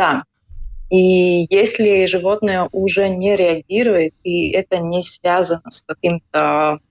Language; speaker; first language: Russian; non-native, local second language; Latvian